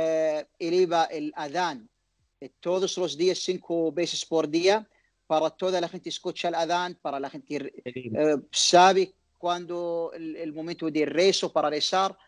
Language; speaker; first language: Spanish; non-native, learner; Arabic